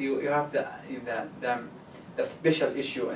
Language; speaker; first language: English; non-native, learner; Arabic